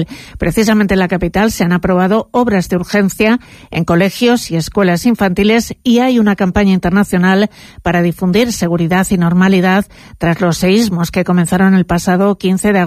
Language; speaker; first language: Spanish; native; Spanish